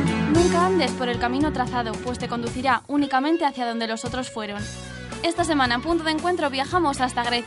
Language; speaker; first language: Spanish; native; Spanish